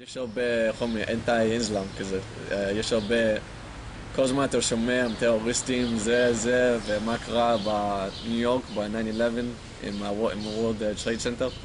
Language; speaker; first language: Hebrew; non-native, learner; English